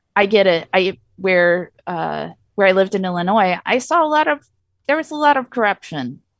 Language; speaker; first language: English; native; English